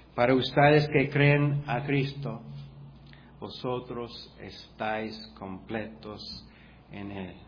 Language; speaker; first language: Spanish; non-native, fluent; English